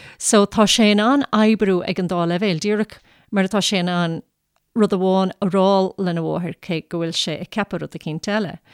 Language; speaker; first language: Irish; native; Irish